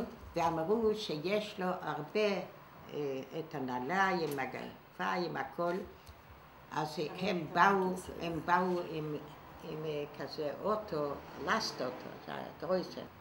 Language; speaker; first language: Hebrew; non-native, fluent; Yiddish